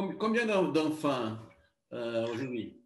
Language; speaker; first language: French; non-native, learner; Portuguese